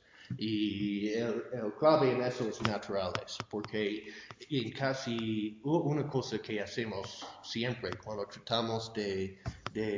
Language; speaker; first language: Spanish; non-native, fluent; English